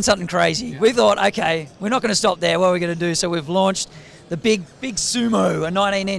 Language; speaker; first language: English; native; English